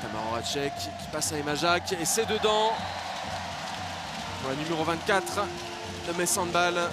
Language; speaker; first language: French; native; French